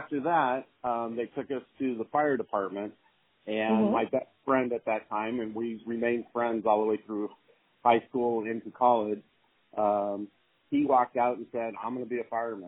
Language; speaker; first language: English; native; English